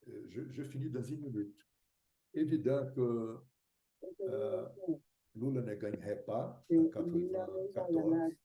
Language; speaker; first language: French; non-native, fluent; Portuguese